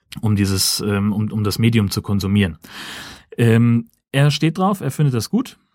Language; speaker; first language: German; native; German